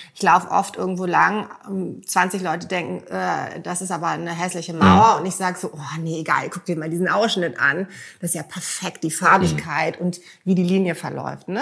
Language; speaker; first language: German; early bilingual, heritage; German